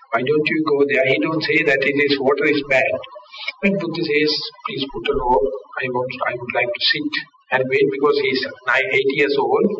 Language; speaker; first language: English; non-native, local second language; Sinhala